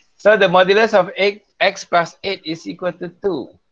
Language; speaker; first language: English; non-native, local second language; Malay